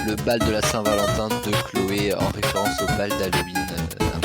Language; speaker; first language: French; native; French